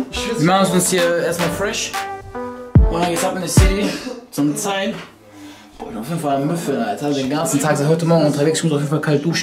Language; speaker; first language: German; native; German